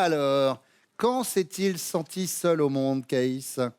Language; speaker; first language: French; native; French